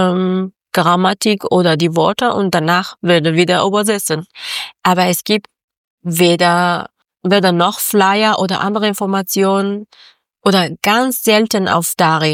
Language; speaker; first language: German; non-native, learner; Persian